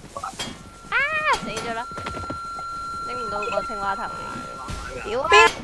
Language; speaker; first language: Chinese; native; Chinese